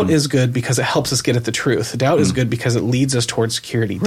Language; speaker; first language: English; native; English